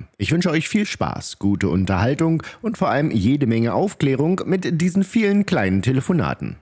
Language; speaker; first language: German; native; German